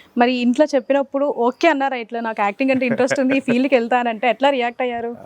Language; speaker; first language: Telugu; native; Telugu